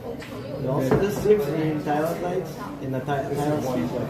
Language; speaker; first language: English; non-native, learner; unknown